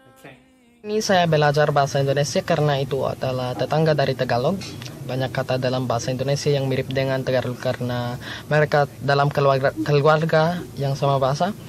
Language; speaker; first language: Indonesian; non-native, learner; Filipino